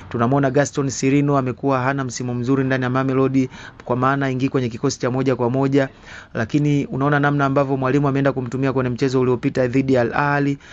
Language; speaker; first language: Swahili; native; Swahili